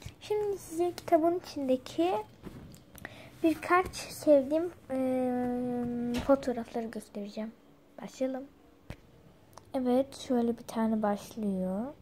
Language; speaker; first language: Turkish; early bilingual, heritage; Turkish